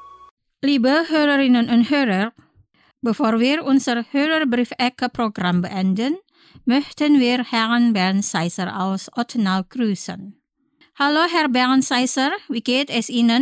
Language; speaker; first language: German; non-native, fluent; Indonesian